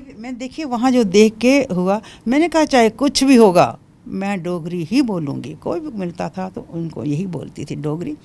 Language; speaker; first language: Hindi; non-native, local second language; Dogri